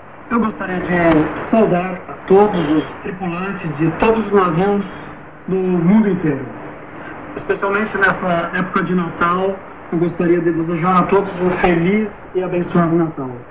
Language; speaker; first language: Portuguese; native; Portuguese